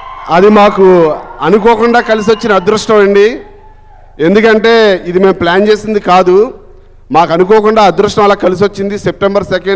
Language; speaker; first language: Telugu; native; Telugu